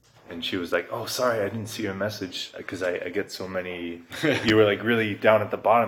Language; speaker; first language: English; native; English